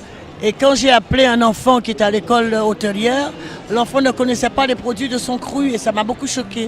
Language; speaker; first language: French; native; French